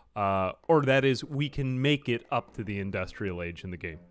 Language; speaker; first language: English; native; English